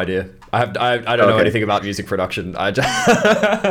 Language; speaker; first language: English; native; English